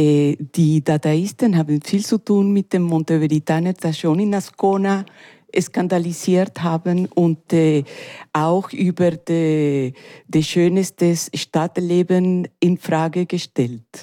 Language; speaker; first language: German; non-native, learner; Spanish